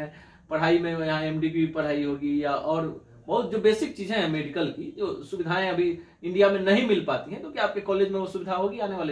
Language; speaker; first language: Hindi; native; Hindi